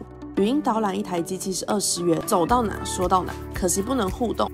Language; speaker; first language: Chinese; native; Chinese